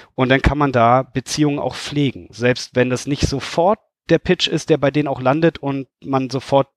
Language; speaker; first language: German; native; German